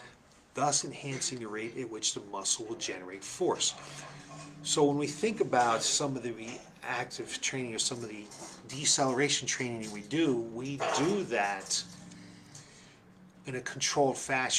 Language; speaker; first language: English; native; English